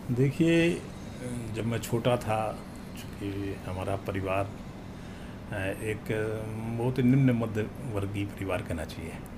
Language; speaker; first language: Hindi; native; Hindi